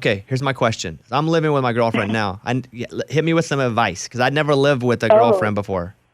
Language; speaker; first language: English; native; English